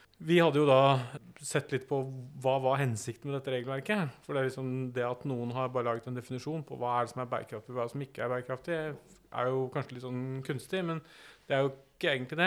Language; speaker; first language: Norwegian; native; Norwegian